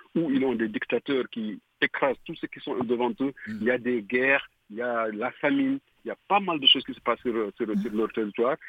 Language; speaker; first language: French; non-native, local second language; Fula